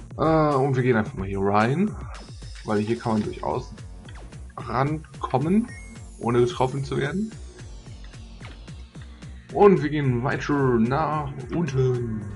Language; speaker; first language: German; native; German